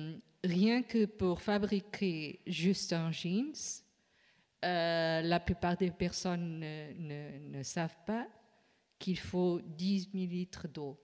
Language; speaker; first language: French; non-native, fluent; Portuguese